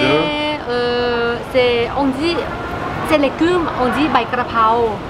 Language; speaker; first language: French; non-native, learner; Thai